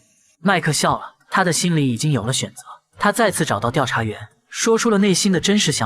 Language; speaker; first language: Chinese; native; Chinese